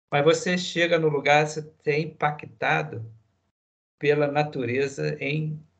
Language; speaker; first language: Portuguese; native; Portuguese